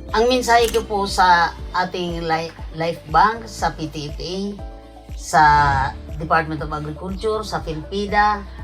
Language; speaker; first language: Filipino; non-native, local second language; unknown